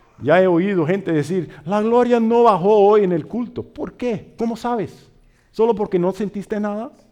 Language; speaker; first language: Spanish; non-native, fluent; English